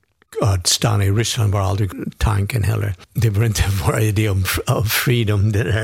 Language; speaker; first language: Swedish; non-native, fluent; English